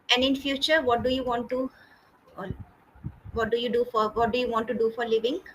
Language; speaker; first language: English; non-native, fluent; Hindi